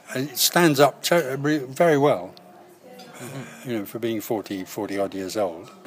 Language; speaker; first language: English; native; English